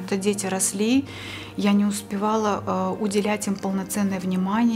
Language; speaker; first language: Russian; native; Russian